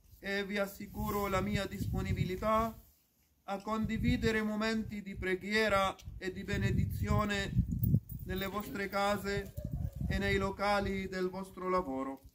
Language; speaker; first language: Italian; non-native, fluent; Arabic